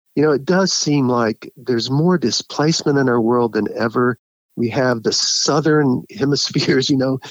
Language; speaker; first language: English; native; English